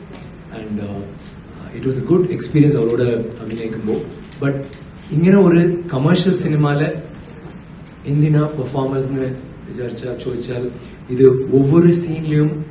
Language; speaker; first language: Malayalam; non-native, learner; Tamil